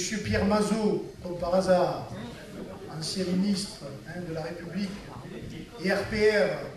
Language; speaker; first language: French; native; French